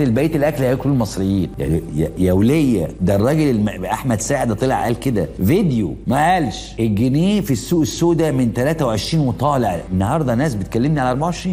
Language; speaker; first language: Arabic; native; Arabic